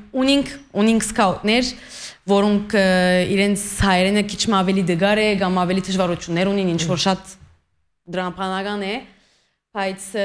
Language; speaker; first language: Armenian; early bilingual, heritage; Armenian